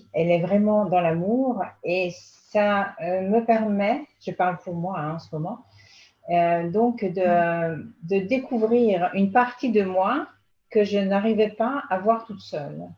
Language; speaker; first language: French; native; French